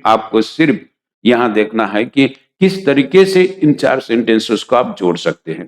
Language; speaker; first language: Hindi; non-native, local second language; Marathi